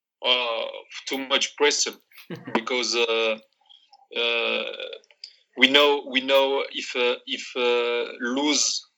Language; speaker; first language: English; non-native, learner; Arabic